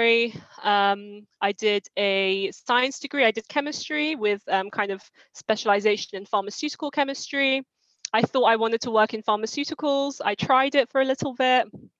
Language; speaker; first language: English; native; English